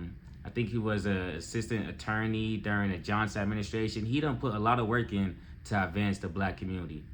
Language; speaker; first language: English; native; English